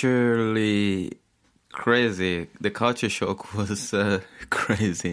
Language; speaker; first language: English; non-native, fluent; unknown